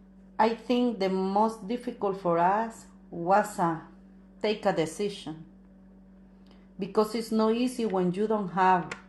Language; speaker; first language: English; non-native, learner; Spanish